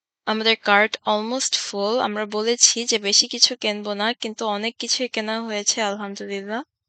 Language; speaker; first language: Bangla; early bilingual, heritage; Bangla